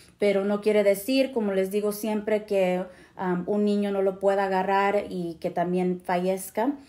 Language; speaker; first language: Spanish; early bilingual, heritage; Spanish